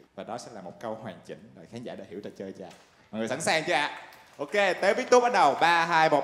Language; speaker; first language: Vietnamese; native; Vietnamese